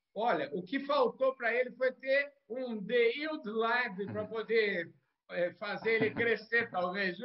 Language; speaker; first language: Portuguese; native; Portuguese